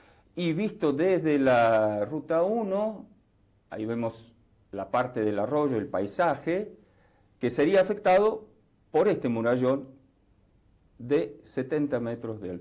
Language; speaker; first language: Spanish; native; Spanish